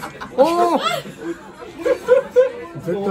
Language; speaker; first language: Japanese; native; Japanese